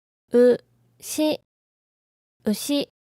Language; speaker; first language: Japanese; native; Japanese